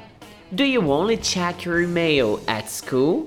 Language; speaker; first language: English; non-native, fluent; Portuguese